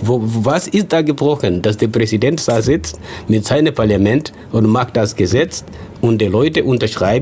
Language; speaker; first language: German; non-native, fluent; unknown